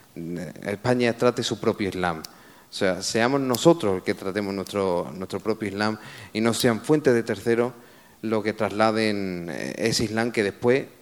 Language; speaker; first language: Spanish; native; Spanish